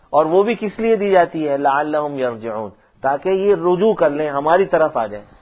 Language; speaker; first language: Urdu; non-native, local second language; Punjabi